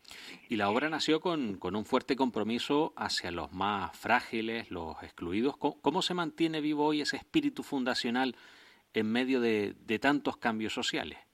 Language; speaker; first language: Spanish; native; Spanish